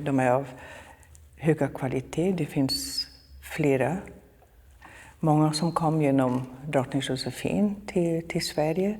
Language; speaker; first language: Swedish; non-native, fluent; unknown